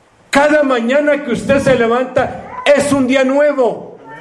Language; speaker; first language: Spanish; native; Spanish